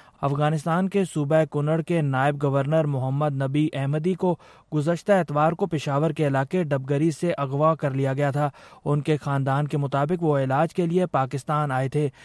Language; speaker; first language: Urdu; native; Urdu